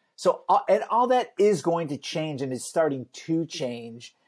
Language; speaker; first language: English; native; English